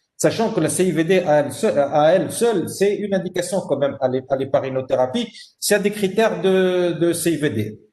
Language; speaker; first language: French; non-native, local second language; Arabic